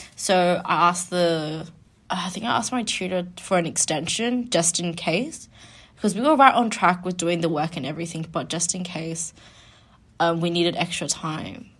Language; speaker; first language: English; native; English